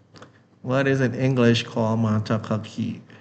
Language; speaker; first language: English; non-native, fluent; Indonesian